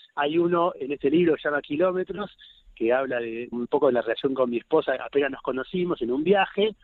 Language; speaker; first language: Spanish; native; Spanish